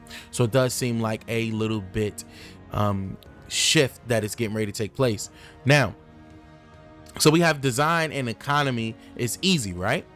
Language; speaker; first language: English; native; English